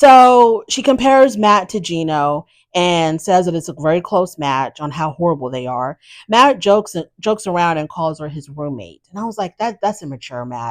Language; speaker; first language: English; native; English